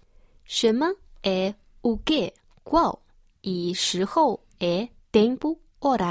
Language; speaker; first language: Portuguese; non-native, fluent; Chinese